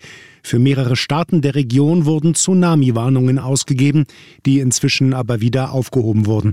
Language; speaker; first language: German; native; German